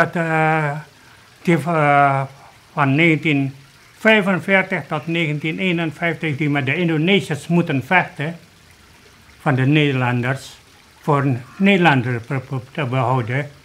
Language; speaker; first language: Dutch; early bilingual, other home language; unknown